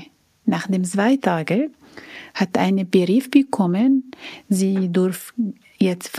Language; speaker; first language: German; non-native, learner; Arabic